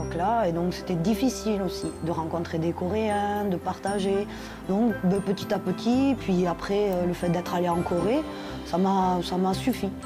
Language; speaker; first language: French; native; French